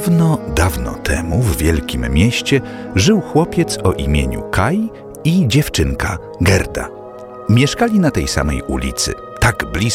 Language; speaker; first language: Polish; native; Polish